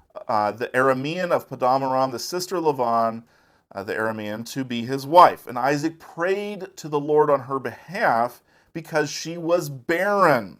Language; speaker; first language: English; native; English